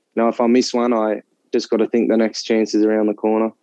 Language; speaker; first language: English; native; English